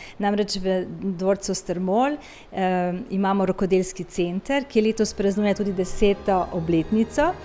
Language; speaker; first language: Slovenian; native; Slovenian